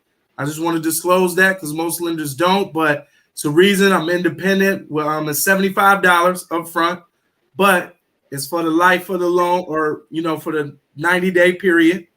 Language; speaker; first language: English; native; English